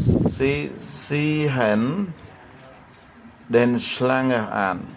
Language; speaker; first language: German; non-native, learner; Khmer